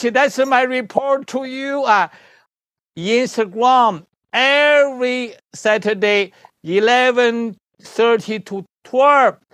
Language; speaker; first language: English; non-native, learner; Chinese